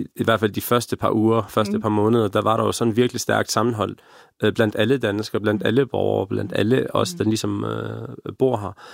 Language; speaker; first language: Danish; early bilingual, other home language; Arabic